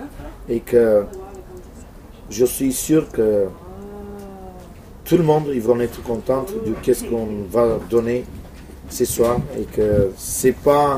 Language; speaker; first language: French; non-native, fluent; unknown